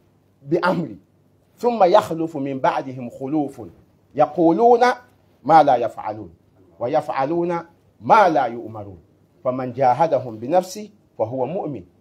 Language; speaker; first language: Arabic; non-native, fluent; Mossi